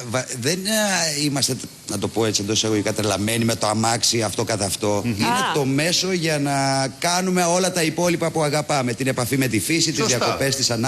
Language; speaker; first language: Greek; native; Greek